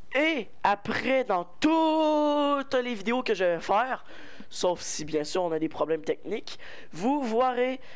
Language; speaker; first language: French; native; French